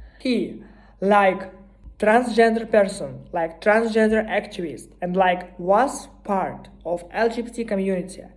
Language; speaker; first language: English; non-native, learner; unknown